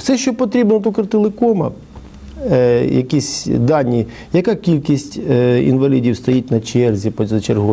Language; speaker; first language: Ukrainian; native; Ukrainian